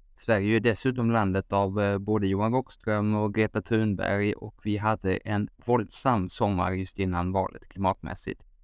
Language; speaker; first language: Swedish; native; Swedish